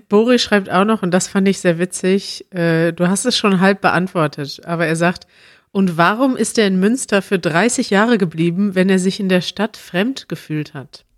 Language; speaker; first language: German; native; German